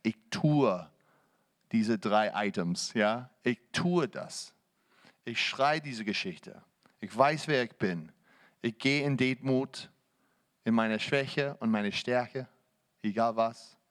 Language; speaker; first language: German; non-native, fluent; English